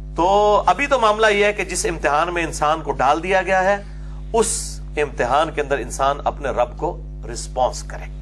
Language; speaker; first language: Urdu; non-native, local second language; Punjabi